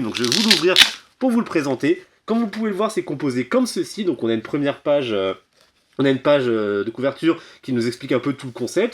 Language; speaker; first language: French; native; French